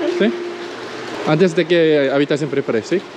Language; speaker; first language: Spanish; non-native, learner; Korean